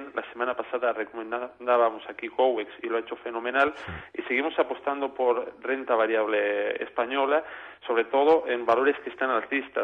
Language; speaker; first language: Spanish; native; Spanish